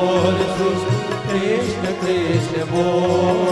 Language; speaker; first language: Hindi; native; Hindi